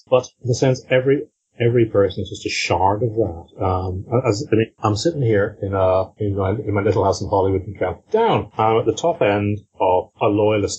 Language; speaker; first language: English; native; English